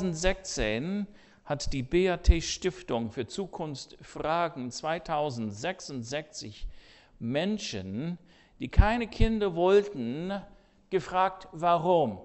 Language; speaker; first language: German; non-native, fluent; English